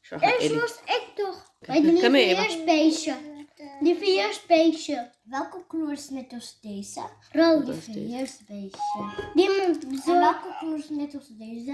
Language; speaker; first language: Dutch; early bilingual, other home language; Tigrinya